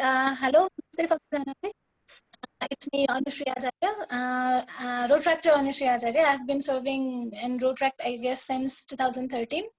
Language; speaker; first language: English; non-native, local second language; Nepali